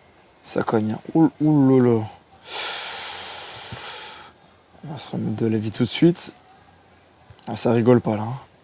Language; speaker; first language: French; native; French